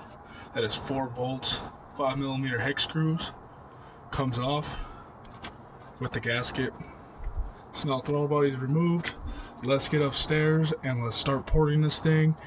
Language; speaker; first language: English; native; English